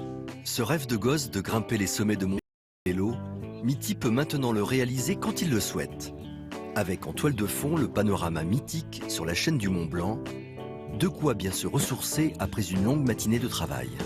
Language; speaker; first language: French; native; French